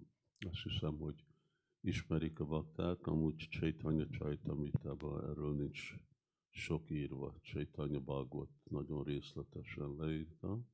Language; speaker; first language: Hungarian; early bilingual, heritage; Hungarian